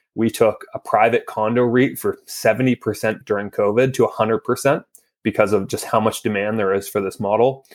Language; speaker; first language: English; native; English